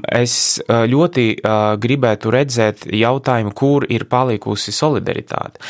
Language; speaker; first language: Latvian; non-native, local second language; Russian